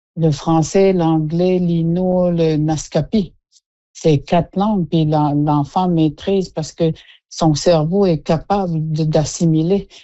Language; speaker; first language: French; non-native, local second language; Innu-aimun